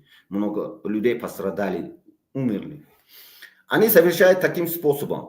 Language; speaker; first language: Russian; non-native, local second language; Tajik